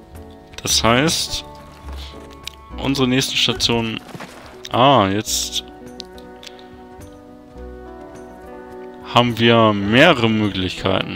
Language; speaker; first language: German; native; German